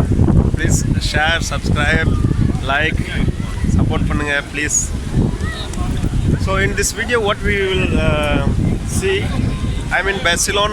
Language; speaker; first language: English; non-native, local second language; Tamil